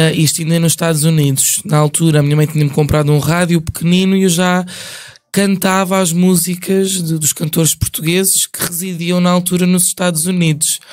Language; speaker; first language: Portuguese; early bilingual, other home language; English